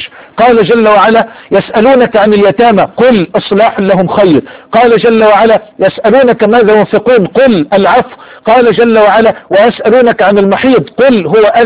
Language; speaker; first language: Arabic; native; Arabic